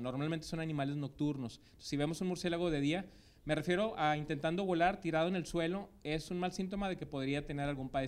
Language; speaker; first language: Spanish; native; Spanish